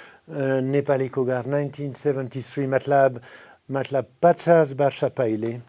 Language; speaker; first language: Nepali; non-native, fluent; French